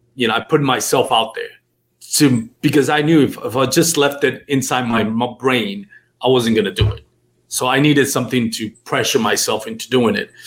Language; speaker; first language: English; non-native, fluent; Spanish